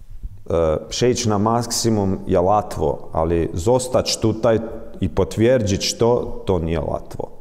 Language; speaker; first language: Polish; non-native, learner; Croatian